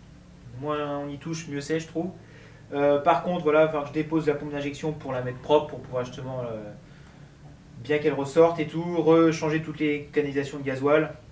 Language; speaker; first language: French; native; French